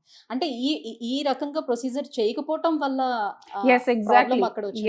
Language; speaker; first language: Telugu; native; Telugu